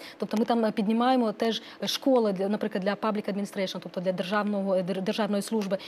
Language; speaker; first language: Ukrainian; non-native, local second language; Romanian